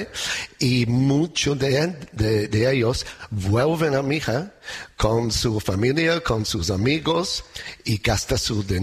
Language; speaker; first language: Spanish; non-native, learner; English